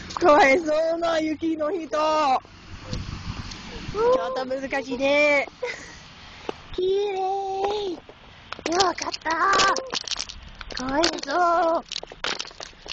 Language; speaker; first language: Japanese; non-native, learner; English